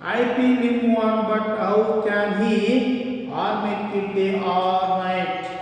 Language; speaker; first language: English; non-native, local second language; Kannada